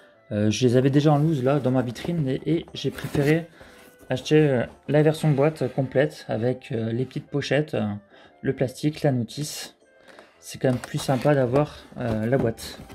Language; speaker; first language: French; native; French